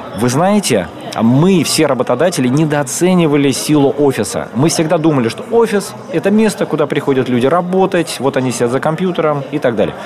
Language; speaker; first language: Russian; native; Russian